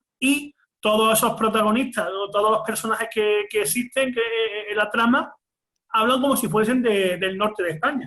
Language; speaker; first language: Spanish; native; Spanish